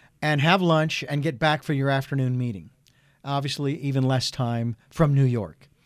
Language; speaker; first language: English; native; English